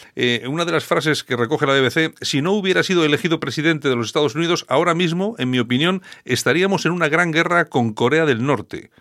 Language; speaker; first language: Spanish; native; Spanish